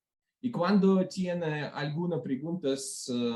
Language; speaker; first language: Spanish; non-native, learner; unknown